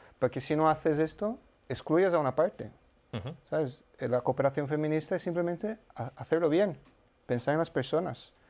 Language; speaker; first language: Spanish; non-native, fluent; Portuguese